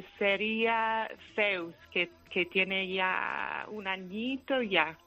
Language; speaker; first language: Spanish; non-native, fluent; English